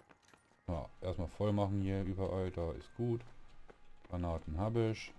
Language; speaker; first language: German; native; German